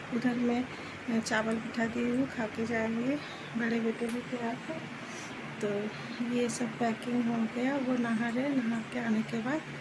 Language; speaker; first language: Hindi; non-native, local second language; Bangla